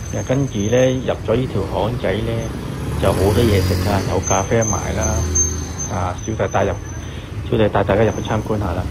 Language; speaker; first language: Chinese; early bilingual, heritage; Cantonese